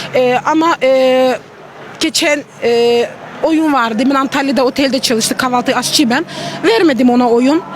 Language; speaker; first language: Turkish; non-native, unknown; Russian